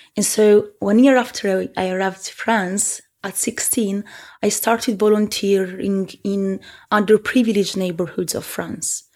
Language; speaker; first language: English; early bilingual, heritage; Italian